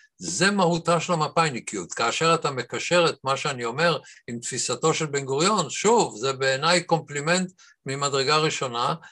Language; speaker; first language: Hebrew; native; Hebrew